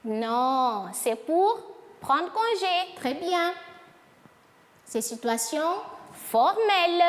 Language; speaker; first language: French; non-native, fluent; Portuguese